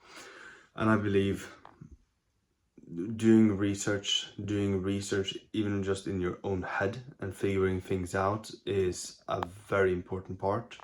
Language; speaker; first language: English; non-native, fluent; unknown